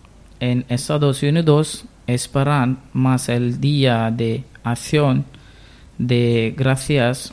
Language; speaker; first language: Spanish; non-native, learner; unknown